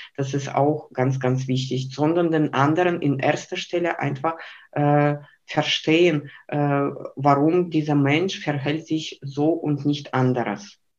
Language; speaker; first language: German; non-native, fluent; Lithuanian